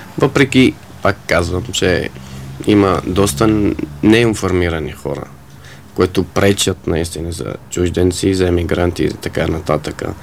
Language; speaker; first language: Bulgarian; non-native, fluent; Arabic